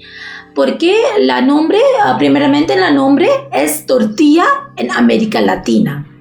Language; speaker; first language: Spanish; non-native, learner; Bangla